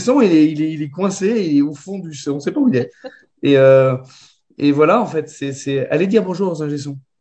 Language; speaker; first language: French; native; French